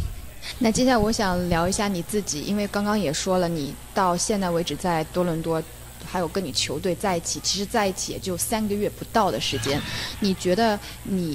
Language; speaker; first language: Chinese; native; Chinese